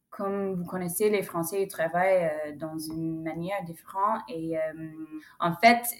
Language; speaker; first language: French; non-native, fluent; English